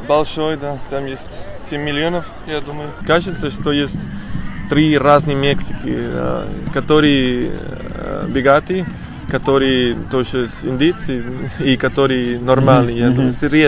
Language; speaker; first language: Russian; non-native, learner; Spanish